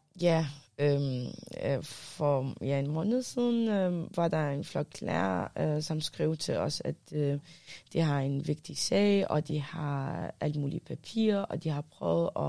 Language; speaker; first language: Danish; early bilingual, other home language; Arabic